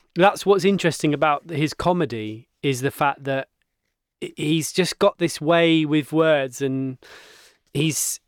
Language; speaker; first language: English; native; English